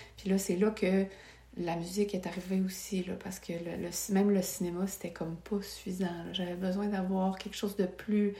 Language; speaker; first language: French; native; French